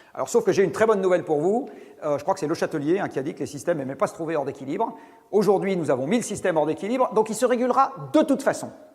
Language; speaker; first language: French; native; French